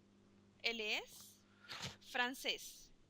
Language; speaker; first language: French; non-native, fluent; Spanish